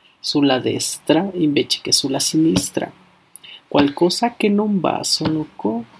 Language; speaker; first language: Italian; non-native, learner; Spanish